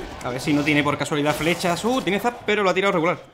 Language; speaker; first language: Spanish; native; Spanish